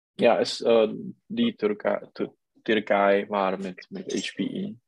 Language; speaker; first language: German; non-native, learner; Czech